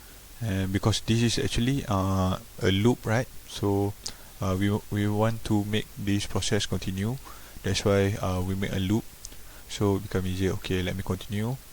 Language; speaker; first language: English; non-native, local second language; Malay